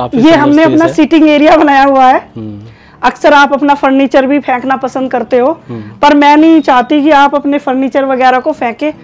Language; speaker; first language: Hindi; native; Hindi